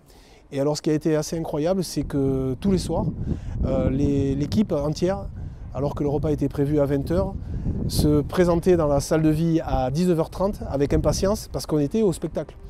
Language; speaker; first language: French; native; French